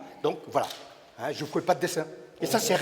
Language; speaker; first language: French; native; French